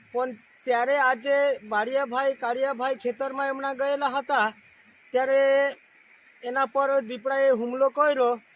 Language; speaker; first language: Gujarati; non-native, local second language; Bhili